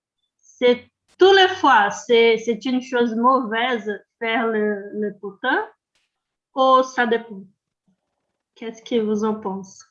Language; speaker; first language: French; non-native, learner; Portuguese